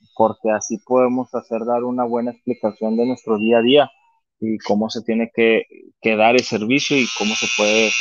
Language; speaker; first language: Spanish; native; Spanish